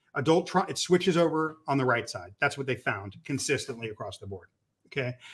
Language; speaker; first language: English; native; English